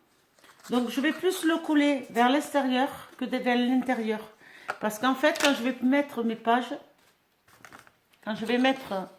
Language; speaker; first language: French; native; French